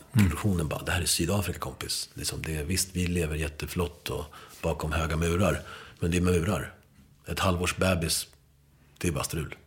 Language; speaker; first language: Swedish; early bilingual, other home language; Spanish